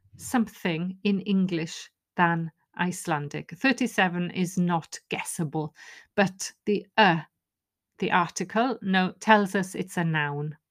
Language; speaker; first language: English; non-native, local second language; Welsh